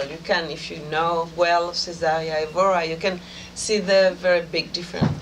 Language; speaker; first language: English; non-native, fluent; French